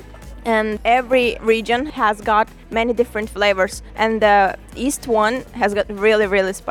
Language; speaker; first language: English; non-native, learner; Turkish